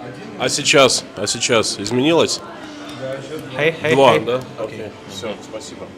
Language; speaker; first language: Russian; native; Russian